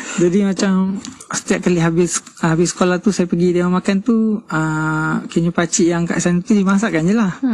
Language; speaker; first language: Malay; non-native, local second language; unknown